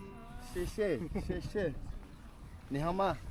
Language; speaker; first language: Chinese; non-native, learner; English